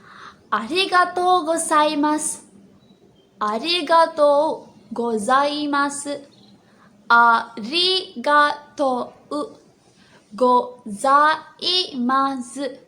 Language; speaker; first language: Japanese; non-native, learner; Sinhala